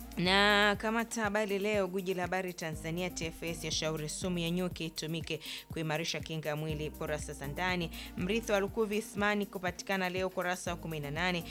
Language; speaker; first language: Swahili; native; Swahili